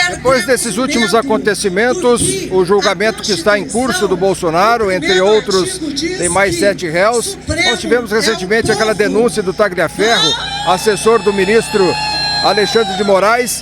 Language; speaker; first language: Portuguese; native; Portuguese